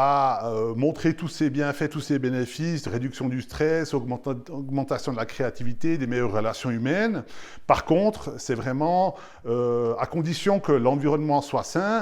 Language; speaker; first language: French; native; French